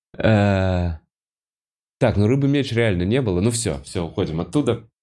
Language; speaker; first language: Russian; native; Russian